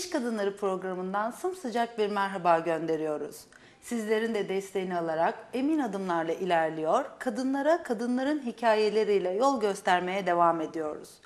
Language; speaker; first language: Turkish; native; Turkish